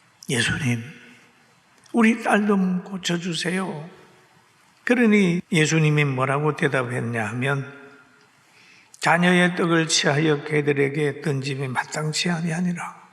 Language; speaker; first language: Korean; native; Korean